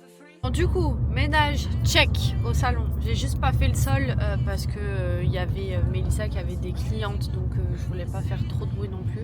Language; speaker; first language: French; native; French